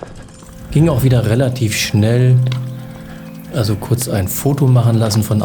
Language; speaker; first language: German; native; German